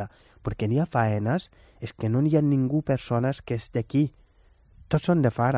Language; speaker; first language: Catalan; non-native, fluent; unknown